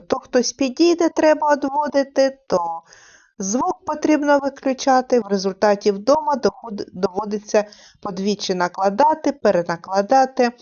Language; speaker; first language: Ukrainian; native; Ukrainian